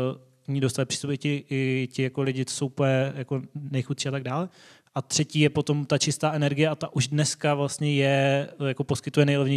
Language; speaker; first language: Czech; native; Czech